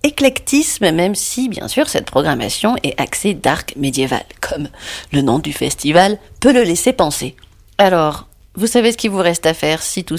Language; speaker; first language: French; native; French